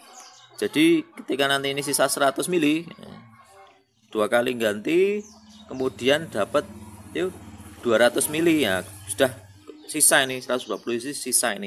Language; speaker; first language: Indonesian; native; Indonesian